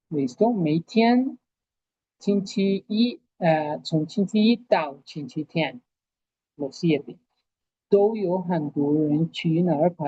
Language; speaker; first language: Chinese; non-native, fluent; Spanish